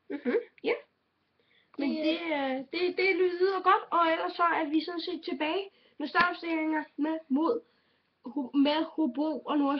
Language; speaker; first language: Danish; native; Danish